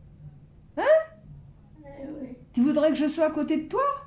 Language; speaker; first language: French; native; French